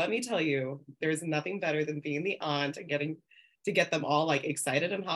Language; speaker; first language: English; native; English